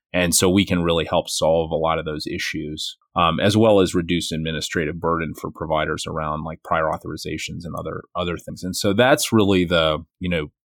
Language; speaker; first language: English; native; English